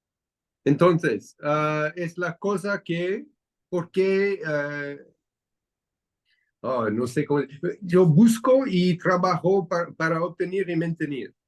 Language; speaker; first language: Spanish; non-native, learner; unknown